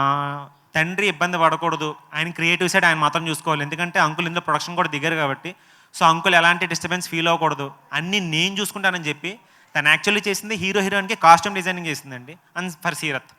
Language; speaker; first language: Telugu; native; Telugu